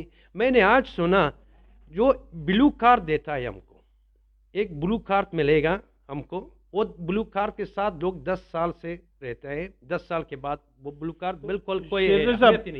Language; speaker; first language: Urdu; non-native, learner; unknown